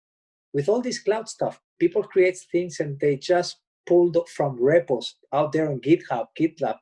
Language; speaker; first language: English; non-native, fluent; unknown